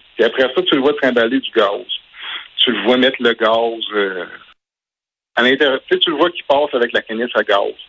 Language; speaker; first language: French; native; French